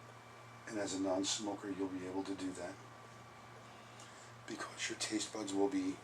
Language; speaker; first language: English; native; English